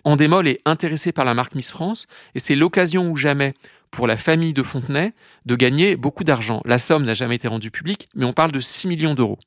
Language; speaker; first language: French; native; French